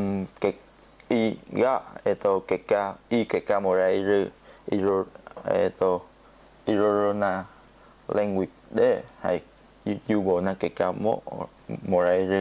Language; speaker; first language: Japanese; non-native, learner; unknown